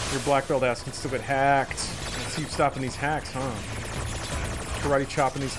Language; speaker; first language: English; native; English